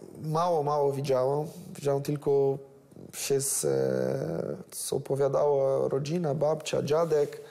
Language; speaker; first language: Polish; non-native, learner; Portuguese